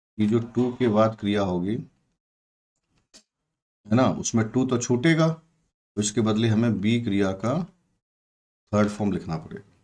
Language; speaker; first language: Hindi; native; Hindi